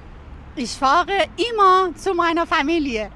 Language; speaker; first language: German; non-native, fluent; Persian